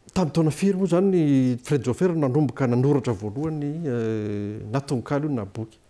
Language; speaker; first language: Malagasy; native; Malagasy